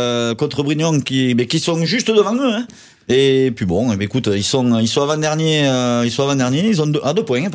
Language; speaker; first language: French; native; French